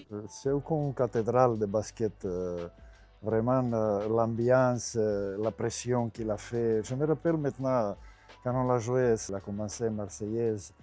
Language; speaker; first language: French; non-native, learner; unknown